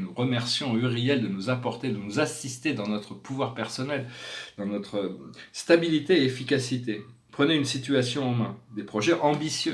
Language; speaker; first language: French; native; French